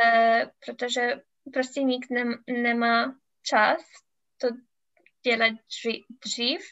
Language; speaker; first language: Czech; non-native, learner; English